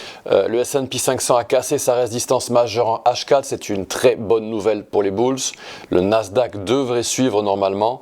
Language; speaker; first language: French; native; French